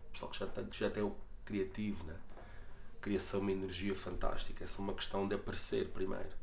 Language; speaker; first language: Portuguese; native; Portuguese